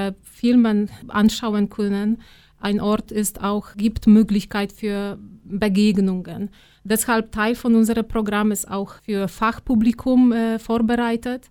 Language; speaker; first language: German; non-native, fluent; Polish